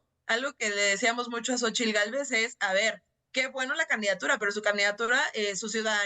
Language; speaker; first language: Spanish; native; Spanish